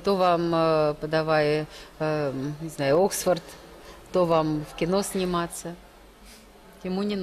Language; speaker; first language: Russian; native; Russian